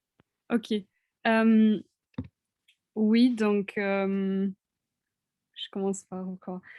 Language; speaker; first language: French; non-native, fluent; German